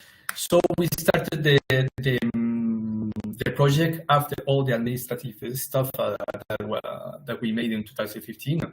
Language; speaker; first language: English; non-native, fluent; Spanish